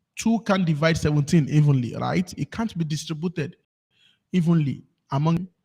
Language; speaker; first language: English; non-native, local second language; Yoruba